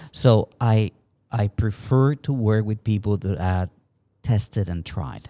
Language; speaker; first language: English; non-native, fluent; Spanish